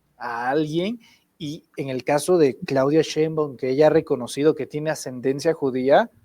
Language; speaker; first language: Spanish; native; Spanish